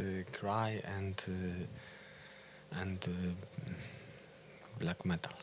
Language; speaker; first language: English; non-native, learner; Polish